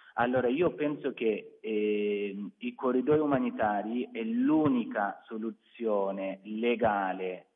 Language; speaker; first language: Italian; non-native, fluent; Persian